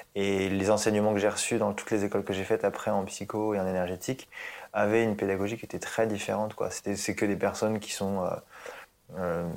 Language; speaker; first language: French; native; French